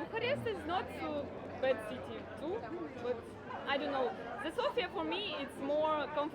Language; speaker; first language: English; non-native, learner; Ukrainian